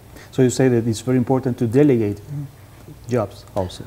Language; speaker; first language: English; non-native, fluent; Spanish